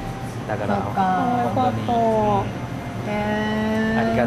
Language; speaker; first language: Japanese; non-native, learner; Chinese